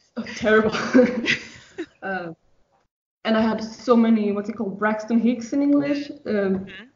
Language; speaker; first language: English; non-native, fluent; Swedish